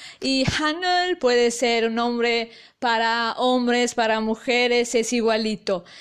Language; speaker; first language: Spanish; non-native, fluent; Italian